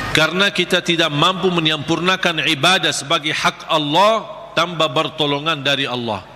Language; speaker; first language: Malay; non-native, fluent; Arabic